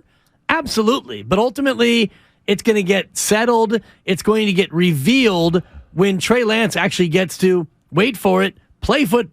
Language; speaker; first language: English; native; English